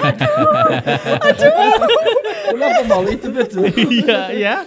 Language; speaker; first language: Indonesian; non-native, learner; Turkish